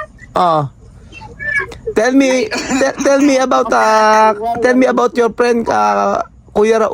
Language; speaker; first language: English; non-native, learner; Filipino